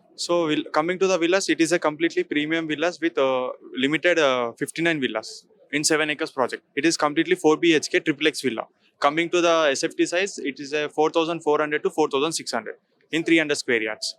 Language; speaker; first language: English; non-native, local second language; Telugu